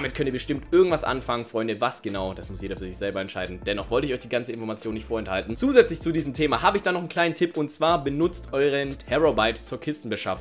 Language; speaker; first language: German; native; German